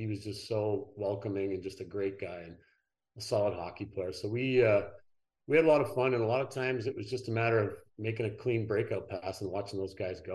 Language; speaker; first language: English; native; English